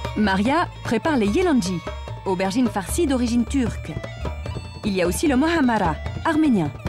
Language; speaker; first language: French; native; French